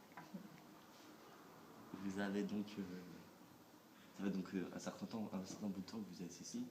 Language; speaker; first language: French; native; French